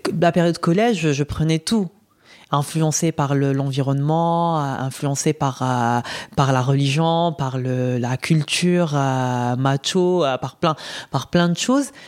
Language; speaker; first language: French; non-native, local second language; Arabic